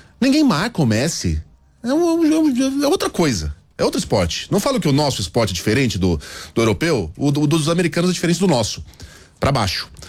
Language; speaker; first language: Portuguese; native; Portuguese